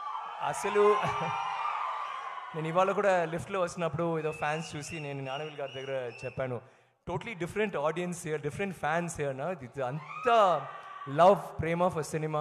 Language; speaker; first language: Telugu; non-native, learner; Tamil